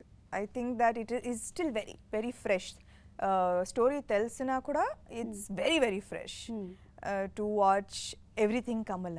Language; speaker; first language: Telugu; non-native, local second language; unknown